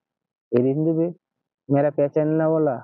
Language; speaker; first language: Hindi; non-native, learner; Bangla